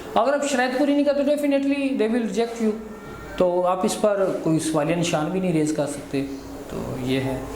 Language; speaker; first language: Hindi; non-native, local second language; Punjabi